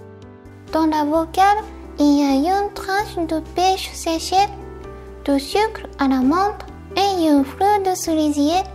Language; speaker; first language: French; non-native, fluent; Japanese